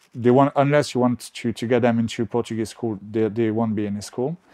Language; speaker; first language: English; non-native, fluent; French